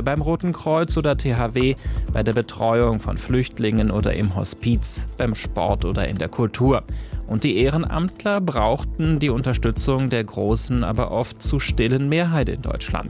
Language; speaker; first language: German; native; German